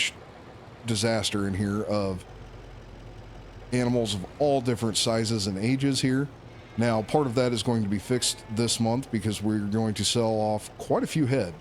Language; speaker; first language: English; native; English